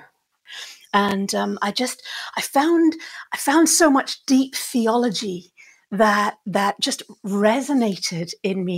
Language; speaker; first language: English; native; English